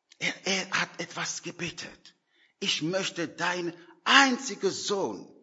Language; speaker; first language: German; non-native, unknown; French